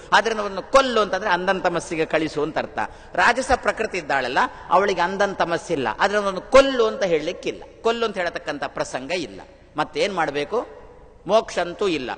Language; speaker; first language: Kannada; non-native, local second language; Tulu